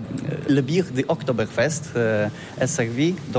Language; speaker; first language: French; non-native, learner; Polish